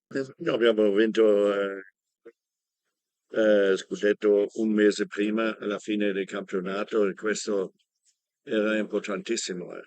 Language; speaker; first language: Italian; non-native, learner; German